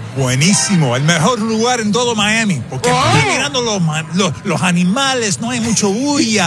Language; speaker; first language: Spanish; non-native, learner; English